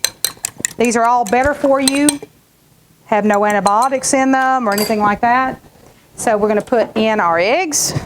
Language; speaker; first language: English; native; English